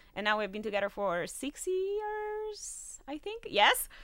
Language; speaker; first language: English; non-native, fluent; Italian